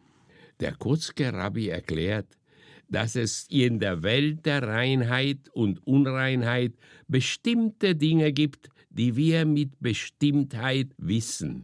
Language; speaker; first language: German; native; German